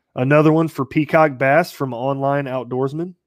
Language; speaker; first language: English; native; English